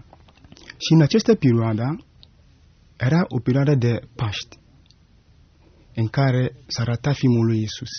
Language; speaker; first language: Romanian; non-native, fluent; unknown